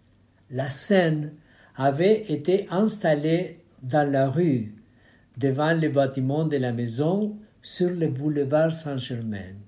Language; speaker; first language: French; non-native, fluent; Spanish